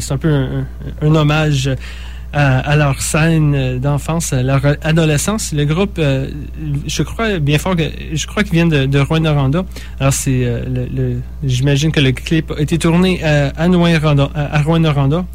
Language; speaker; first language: French; native; French